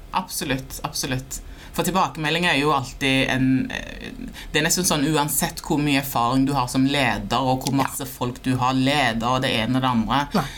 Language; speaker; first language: Norwegian; early bilingual, other home language; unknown